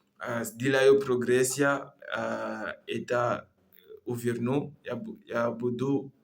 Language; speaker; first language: Russian; non-native, learner; Comorian